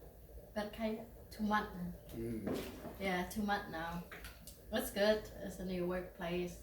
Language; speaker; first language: English; early bilingual, heritage; English